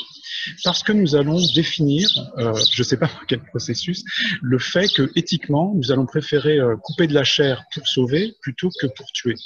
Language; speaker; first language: French; native; French